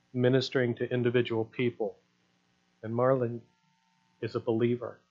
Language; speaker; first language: English; native; English